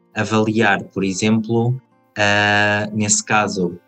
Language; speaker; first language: Portuguese; native; Portuguese